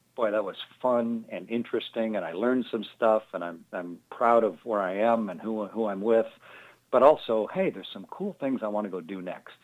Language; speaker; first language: English; native; English